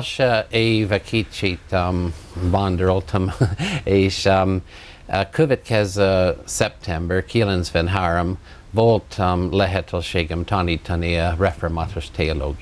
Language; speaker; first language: Hungarian; non-native, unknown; English